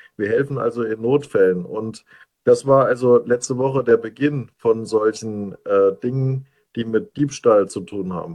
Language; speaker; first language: German; native; German